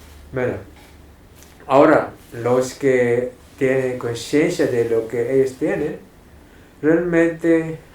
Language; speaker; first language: Spanish; non-native, fluent; English